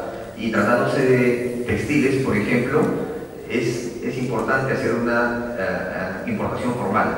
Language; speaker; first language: Spanish; native; Spanish